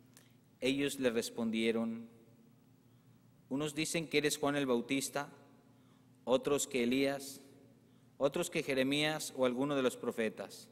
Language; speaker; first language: Spanish; native; Spanish